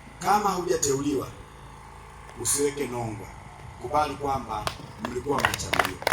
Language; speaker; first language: Swahili; non-native, local second language; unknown